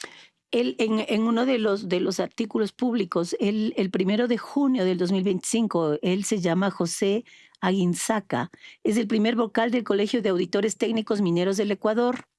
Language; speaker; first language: Spanish; native; Spanish